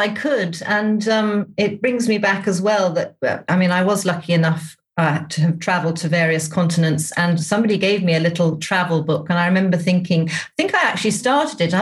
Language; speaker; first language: English; native; English